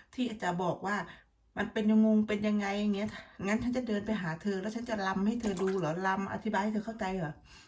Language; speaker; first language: Thai; native; Thai